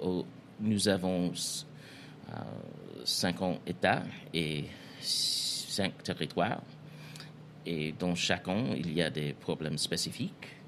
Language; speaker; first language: French; non-native, fluent; English